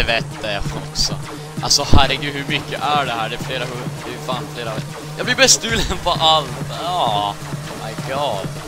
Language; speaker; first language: Swedish; native; Swedish